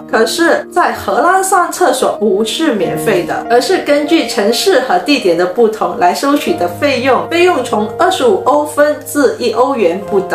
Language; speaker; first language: Chinese; native; Chinese